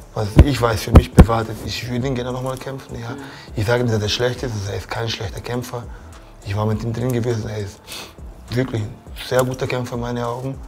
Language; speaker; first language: German; non-native, fluent; Portuguese